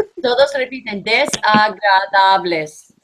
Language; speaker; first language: Spanish; non-native, fluent; English